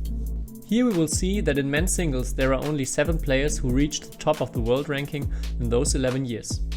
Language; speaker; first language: English; non-native, fluent; German